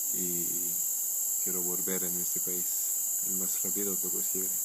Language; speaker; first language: Spanish; non-native, learner; French